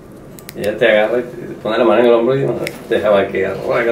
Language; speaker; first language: Spanish; native; Spanish